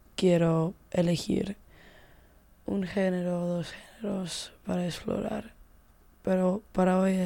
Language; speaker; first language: Spanish; non-native, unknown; English